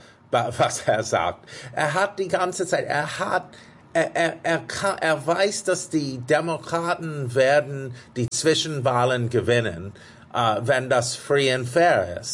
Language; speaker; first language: German; non-native, fluent; English